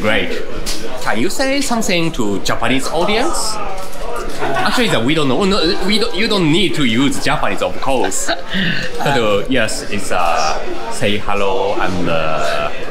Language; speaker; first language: English; non-native, learner; Japanese